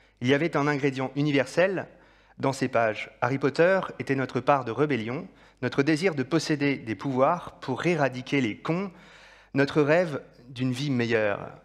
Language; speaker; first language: French; native; French